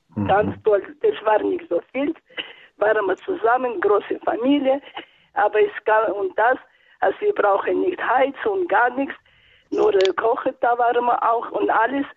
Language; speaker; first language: German; non-native, fluent; Russian